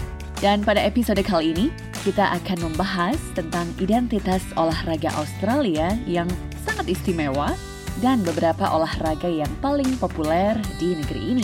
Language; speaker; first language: Indonesian; native; Indonesian